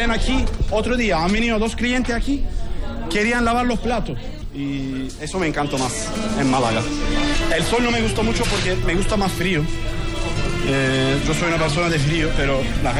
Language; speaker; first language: Spanish; non-native, learner; Turkish